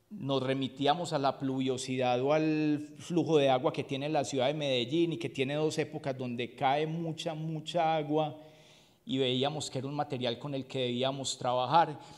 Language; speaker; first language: Spanish; native; Spanish